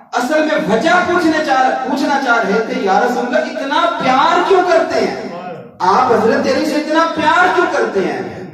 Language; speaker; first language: Urdu; non-native, local second language; Punjabi